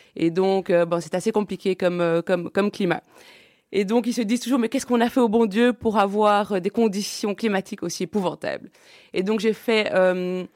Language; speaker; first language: French; native; French